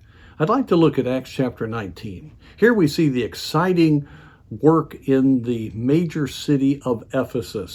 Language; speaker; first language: English; native; English